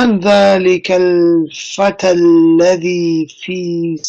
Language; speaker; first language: Arabic; non-native, fluent; English